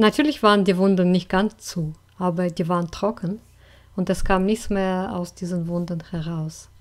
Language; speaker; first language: German; non-native, fluent; Russian